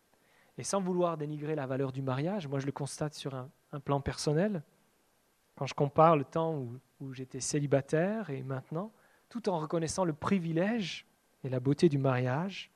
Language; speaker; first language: French; native; French